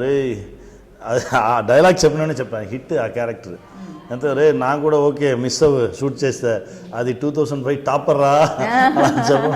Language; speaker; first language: Telugu; non-native, local second language; Tamil